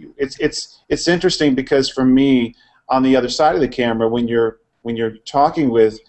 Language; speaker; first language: English; native; English